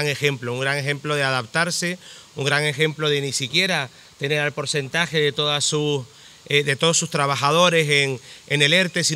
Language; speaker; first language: Spanish; native; Spanish